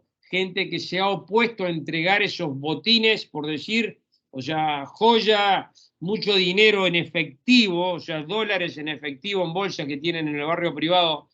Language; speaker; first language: Spanish; native; Spanish